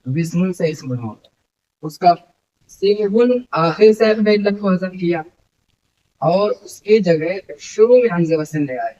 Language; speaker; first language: Urdu; native; Urdu